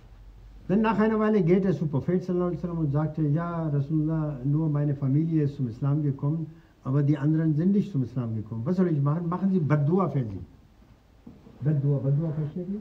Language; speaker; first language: German; non-native, fluent; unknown